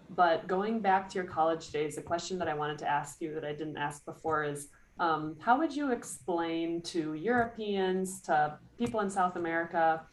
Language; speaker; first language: English; native; English